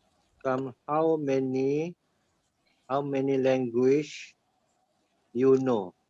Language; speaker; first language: English; non-native, learner; Malay